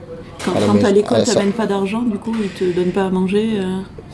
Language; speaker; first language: French; native; French